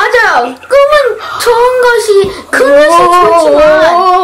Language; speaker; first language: Korean; early bilingual, heritage; English